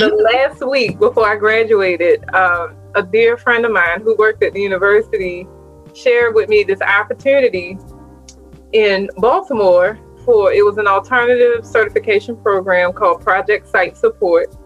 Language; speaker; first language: English; native; English